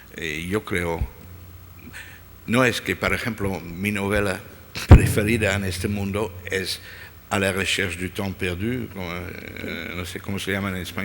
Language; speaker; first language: Spanish; non-native, fluent; Dutch